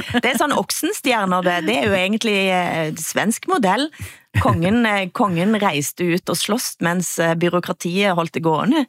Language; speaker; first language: Norwegian; native; Norwegian